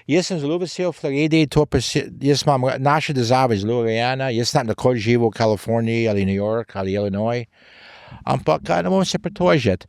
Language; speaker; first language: Slovenian; early bilingual, heritage; Slovenian